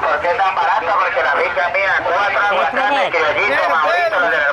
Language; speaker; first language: Spanish; native; Spanish